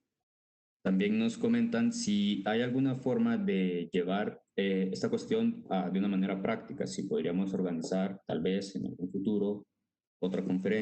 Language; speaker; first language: Spanish; native; Spanish